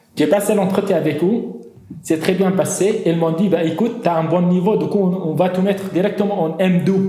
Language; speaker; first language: French; non-native, fluent; Arabic